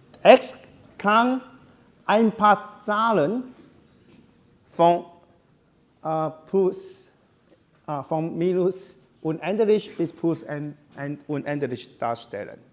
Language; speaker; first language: German; non-native, fluent; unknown